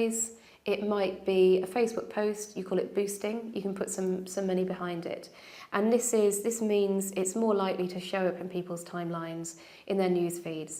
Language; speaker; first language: English; native; English